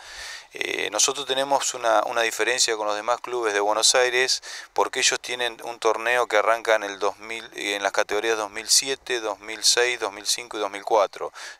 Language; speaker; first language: Spanish; native; Spanish